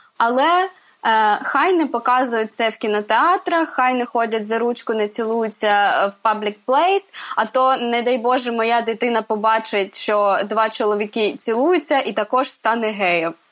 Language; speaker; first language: Ukrainian; native; Ukrainian